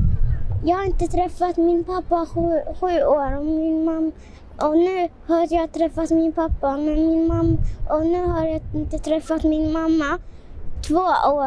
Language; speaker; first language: Swedish; non-native, learner; Tigrinya